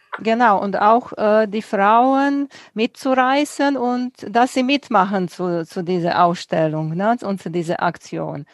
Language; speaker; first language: German; non-native, fluent; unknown